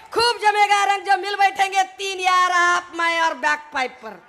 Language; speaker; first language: Hindi; non-native, local second language; Marathi